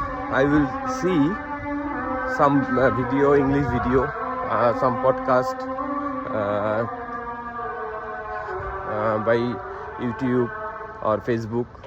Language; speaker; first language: English; non-native, learner; Bangla